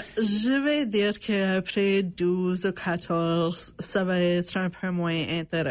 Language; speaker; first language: French; non-native, local second language; English